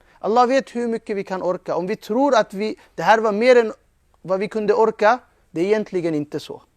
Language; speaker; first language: Swedish; non-native, fluent; Urdu